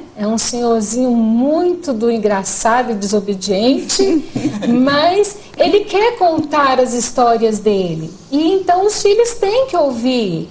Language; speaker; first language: Portuguese; native; Portuguese